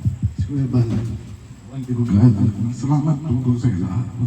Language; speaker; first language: Filipino; non-native, learner; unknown